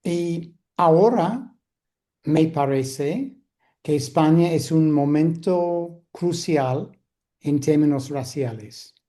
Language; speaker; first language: Spanish; non-native, fluent; English